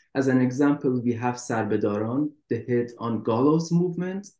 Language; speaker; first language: English; non-native, fluent; Persian